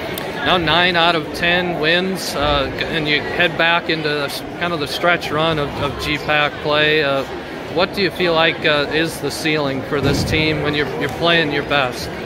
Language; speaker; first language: English; native; English